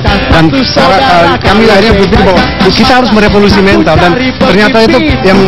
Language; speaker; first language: Indonesian; native; Indonesian